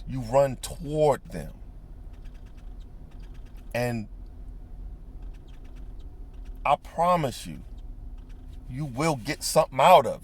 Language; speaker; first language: English; native; English